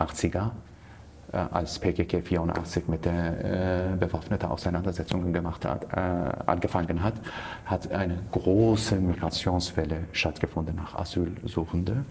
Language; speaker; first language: German; non-native, fluent; Kurdish